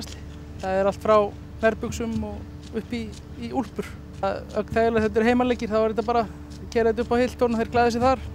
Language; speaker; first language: Icelandic; native; Icelandic